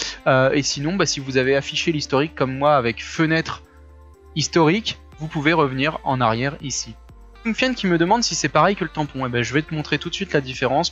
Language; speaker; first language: French; native; French